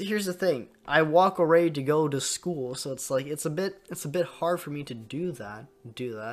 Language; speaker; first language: English; native; English